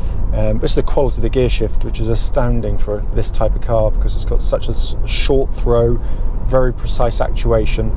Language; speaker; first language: English; native; English